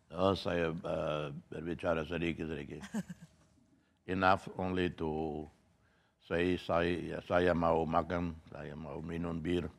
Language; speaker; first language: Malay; non-native, learner; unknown